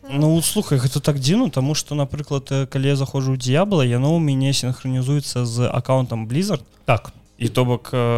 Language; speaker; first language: Belarusian; native; Belarusian